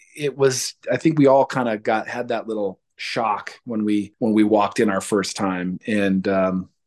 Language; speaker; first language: English; native; English